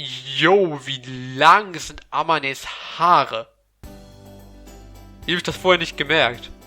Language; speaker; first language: German; native; German